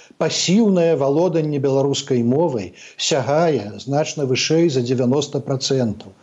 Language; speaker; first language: Belarusian; native; Belarusian